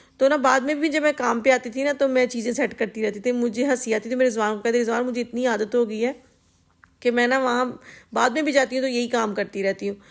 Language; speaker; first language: Urdu; non-native, local second language; Punjabi